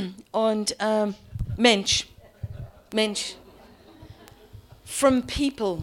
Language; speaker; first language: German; non-native, learner; English